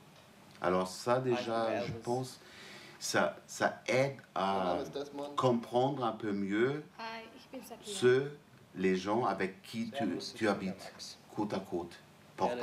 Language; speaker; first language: French; non-native, fluent; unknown